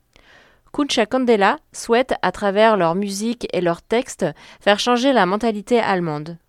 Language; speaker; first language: French; native; French